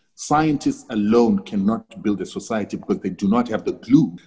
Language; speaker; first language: English; non-native, local second language; Shona